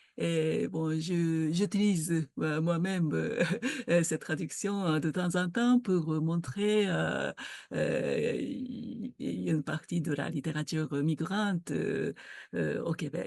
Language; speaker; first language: French; non-native, fluent; Japanese